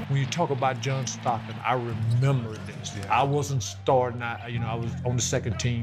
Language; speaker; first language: English; native; English